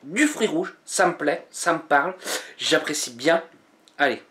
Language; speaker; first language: French; native; French